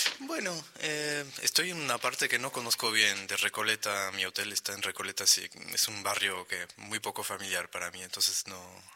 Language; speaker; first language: Spanish; non-native, fluent; French